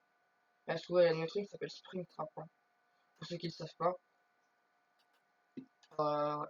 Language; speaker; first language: French; native; French